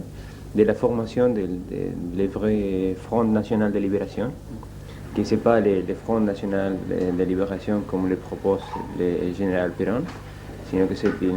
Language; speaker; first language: French; non-native, learner; Spanish